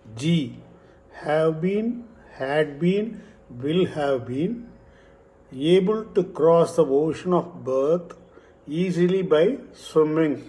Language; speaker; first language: English; non-native, local second language; Tamil